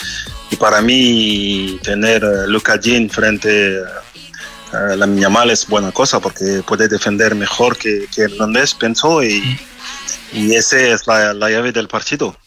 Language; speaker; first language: Spanish; non-native, fluent; French